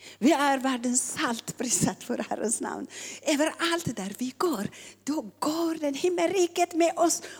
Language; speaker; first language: Swedish; non-native, fluent; Tigrinya